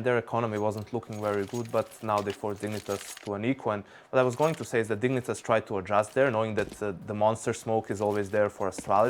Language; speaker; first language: English; non-native, fluent; Danish